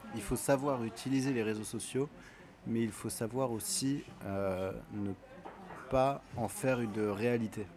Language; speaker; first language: French; native; French